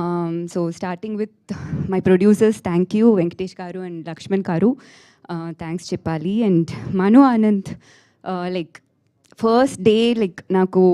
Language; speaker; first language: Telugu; non-native, learner; Tamil